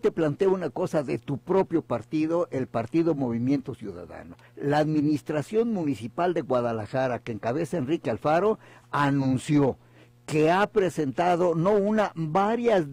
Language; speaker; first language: Spanish; native; Spanish